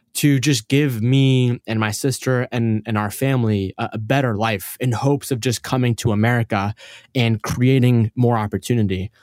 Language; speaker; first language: English; early bilingual, other home language; Arabic